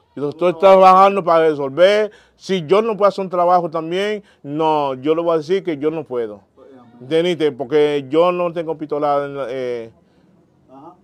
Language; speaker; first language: Spanish; non-native, learner; Haitian Creole